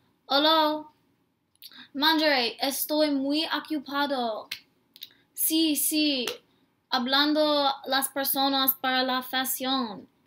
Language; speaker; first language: Spanish; non-native, learner; English